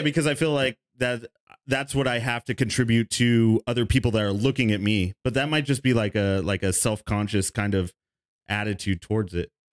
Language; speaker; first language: English; native; English